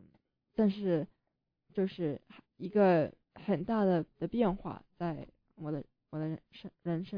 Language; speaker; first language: Chinese; early bilingual, heritage; Chinese